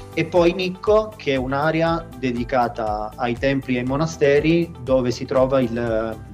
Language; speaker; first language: Italian; native; Italian